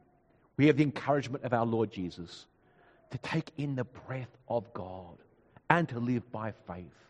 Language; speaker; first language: English; native; English